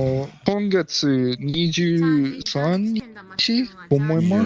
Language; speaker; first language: Japanese; non-native, learner; English